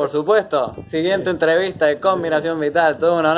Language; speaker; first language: Spanish; native; Spanish